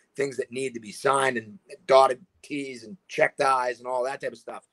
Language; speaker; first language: English; native; English